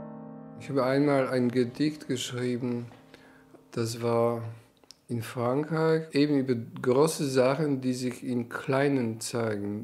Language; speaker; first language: German; non-native, fluent; Polish